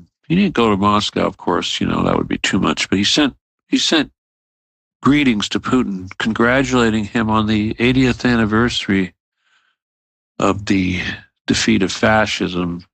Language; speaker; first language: English; native; English